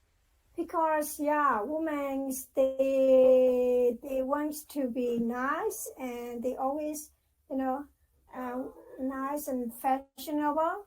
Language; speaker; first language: English; non-native, fluent; Burmese